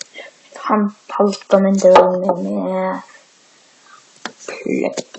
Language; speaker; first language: Icelandic; non-native, learner; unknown